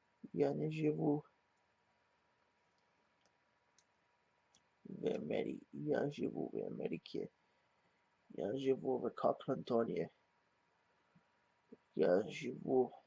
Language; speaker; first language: Russian; non-native, learner; English